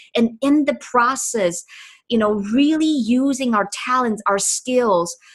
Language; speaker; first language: English; non-native, fluent; Chinese